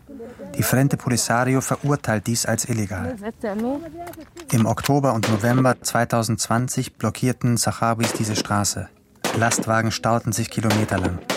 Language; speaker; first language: German; native; German